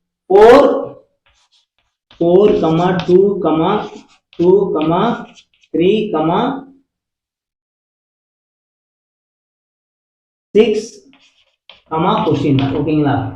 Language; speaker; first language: English; non-native, local second language; Tamil